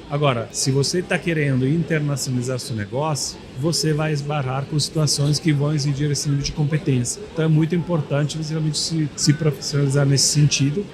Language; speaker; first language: Portuguese; non-native, fluent; Italian